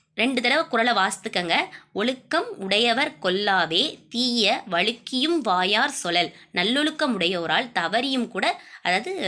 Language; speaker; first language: Tamil; native; Tamil